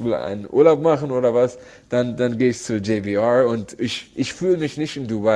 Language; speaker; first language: German; non-native, learner; Arabic